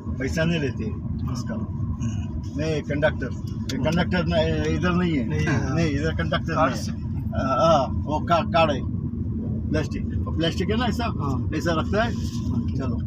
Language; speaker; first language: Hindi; non-native, local second language; Malayalam